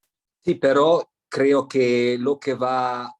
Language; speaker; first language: Spanish; non-native, fluent; Italian